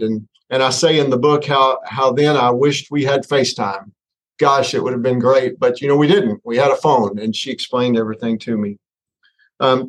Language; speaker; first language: English; native; English